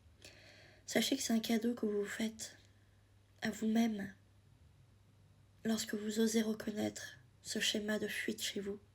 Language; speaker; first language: French; native; French